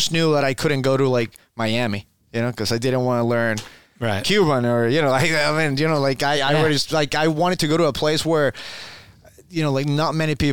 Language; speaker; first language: English; non-native, fluent; Spanish